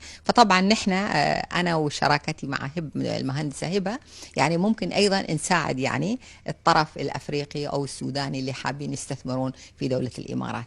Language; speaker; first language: Arabic; native; Arabic